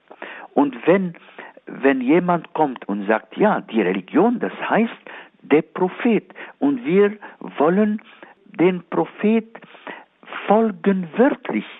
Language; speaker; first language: German; non-native, fluent; Arabic